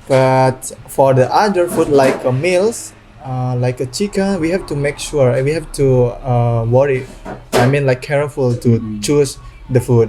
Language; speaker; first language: English; non-native, learner; Indonesian